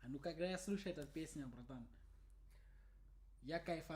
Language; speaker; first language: Russian; non-native, learner; English